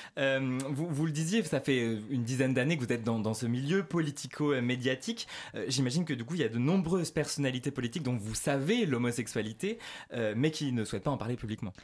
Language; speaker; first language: French; native; French